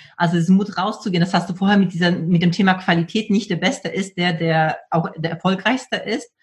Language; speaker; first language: German; native; German